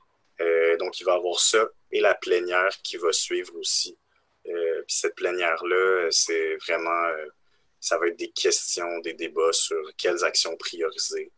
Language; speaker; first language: French; native; French